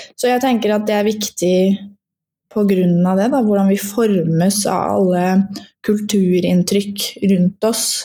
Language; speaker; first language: Norwegian; native; Norwegian